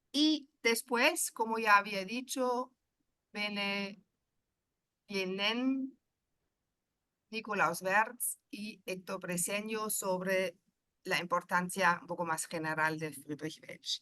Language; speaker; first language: Spanish; non-native, fluent; German